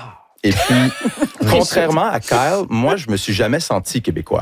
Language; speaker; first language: French; early bilingual, other home language; English